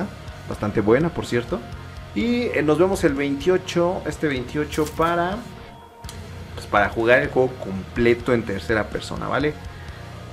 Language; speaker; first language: Spanish; native; Spanish